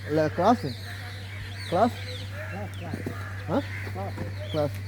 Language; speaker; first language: English; non-native, learner; Telugu